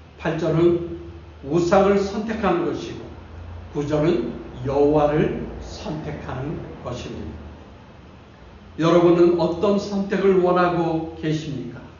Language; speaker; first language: Korean; native; Korean